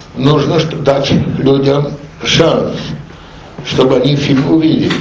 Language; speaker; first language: Russian; non-native, fluent; Polish